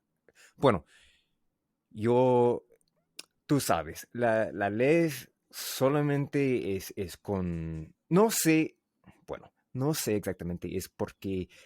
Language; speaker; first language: Spanish; non-native, learner; English